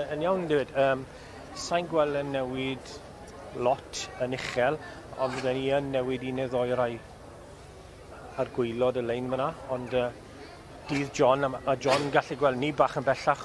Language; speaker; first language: Welsh; native; Welsh